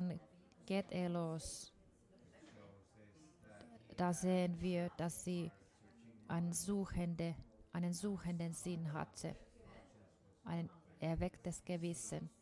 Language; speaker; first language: German; non-native, fluent; Finnish